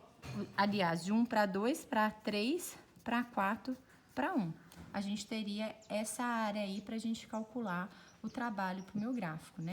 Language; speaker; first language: Portuguese; native; Portuguese